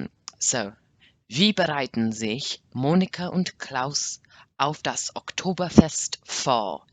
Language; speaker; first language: German; non-native, learner; English